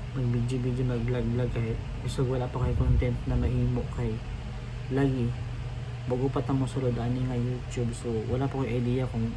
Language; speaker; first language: Cebuano; non-native, local second language; Filipino